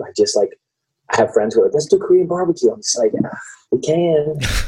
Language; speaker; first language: English; native; English